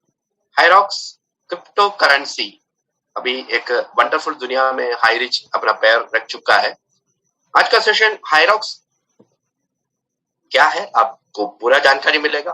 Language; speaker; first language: Hindi; non-native, local second language; Malayalam